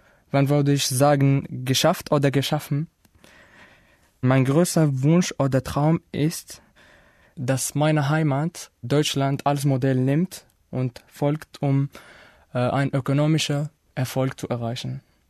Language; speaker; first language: German; non-native, fluent; Arabic